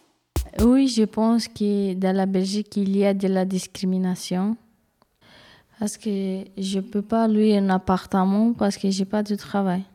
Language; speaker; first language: French; non-native, learner; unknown